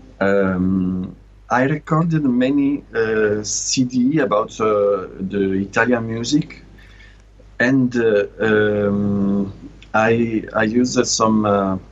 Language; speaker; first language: English; non-native, learner; Italian